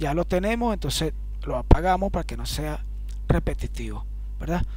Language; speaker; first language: Spanish; native; Spanish